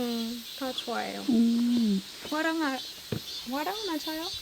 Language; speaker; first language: Korean; non-native, learner; French